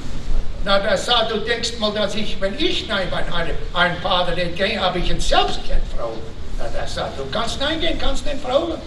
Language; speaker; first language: German; early bilingual, heritage; German